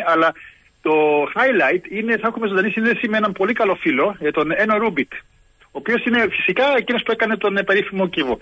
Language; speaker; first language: Greek; early bilingual, heritage; Greek